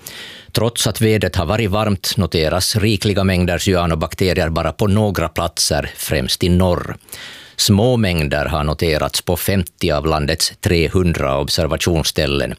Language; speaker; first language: Swedish; native; Swedish